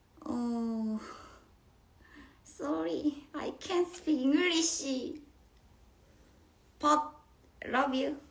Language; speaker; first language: English; non-native, learner; Korean